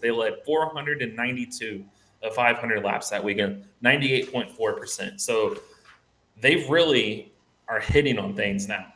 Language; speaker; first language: English; native; English